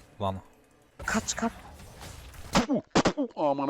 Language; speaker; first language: Turkish; native; Turkish